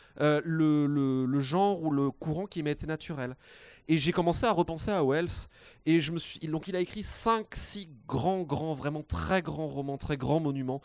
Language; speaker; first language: French; non-native, fluent; English